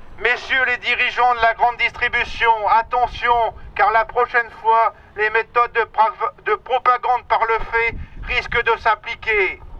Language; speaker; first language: French; native; French